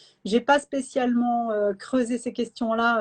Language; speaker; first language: French; native; French